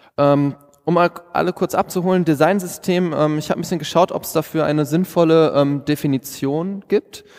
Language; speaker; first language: German; native; German